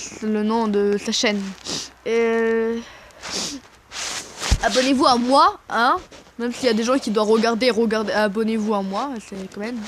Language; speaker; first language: French; native; French